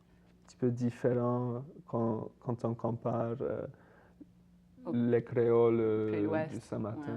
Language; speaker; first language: French; non-native, fluent; English